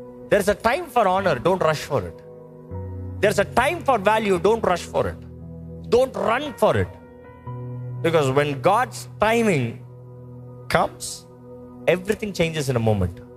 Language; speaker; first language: English; non-native, local second language; Telugu